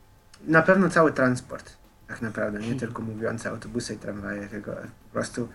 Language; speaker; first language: Polish; non-native, fluent; Slovenian